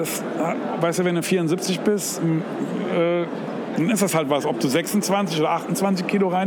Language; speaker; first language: German; native; German